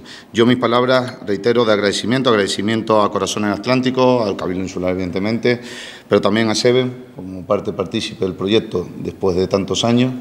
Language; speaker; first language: Spanish; native; Spanish